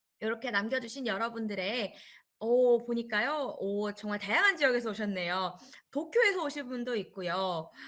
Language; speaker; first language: Korean; native; Korean